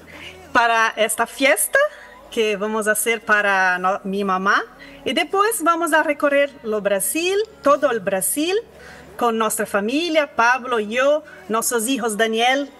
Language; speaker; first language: Spanish; non-native, learner; Portuguese